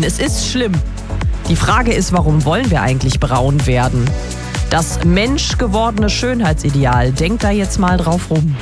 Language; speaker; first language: German; native; German